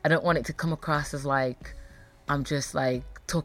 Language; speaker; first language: English; native; English